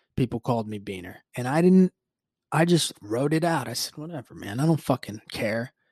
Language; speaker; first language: English; early bilingual, other home language; Spanish